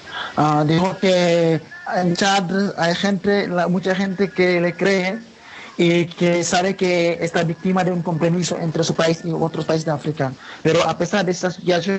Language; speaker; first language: Spanish; non-native, fluent; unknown